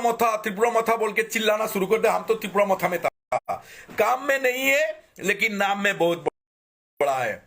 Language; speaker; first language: Hindi; non-native, local second language; Bangla